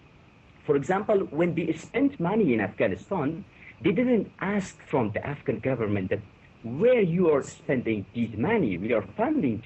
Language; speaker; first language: English; non-native, fluent; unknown